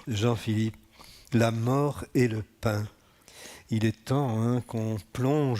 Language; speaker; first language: French; native; French